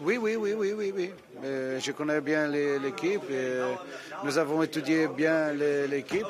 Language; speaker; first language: French; non-native, fluent; Portuguese